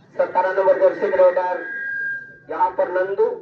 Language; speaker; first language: Hindi; non-native, local second language; Marathi